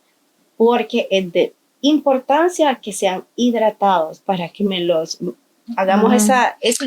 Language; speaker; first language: Spanish; native; Spanish